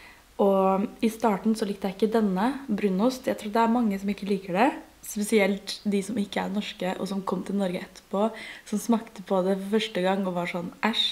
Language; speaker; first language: Norwegian; non-native, fluent; French